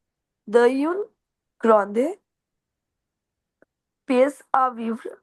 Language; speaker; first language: French; non-native, learner; Hindi